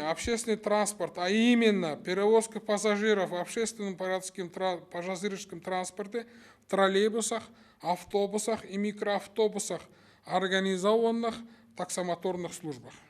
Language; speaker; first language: Russian; non-native, local second language; Kyrgyz